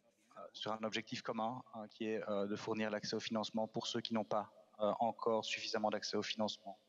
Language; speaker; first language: French; native; French